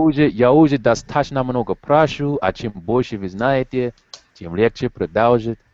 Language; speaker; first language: Russian; non-native, learner; English